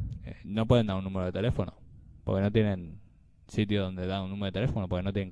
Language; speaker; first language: Spanish; native; Spanish